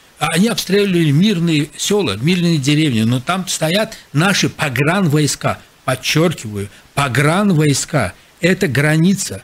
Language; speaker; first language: Russian; non-native, local second language; Azerbaijani